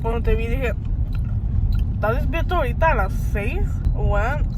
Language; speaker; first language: Spanish; early bilingual, other home language; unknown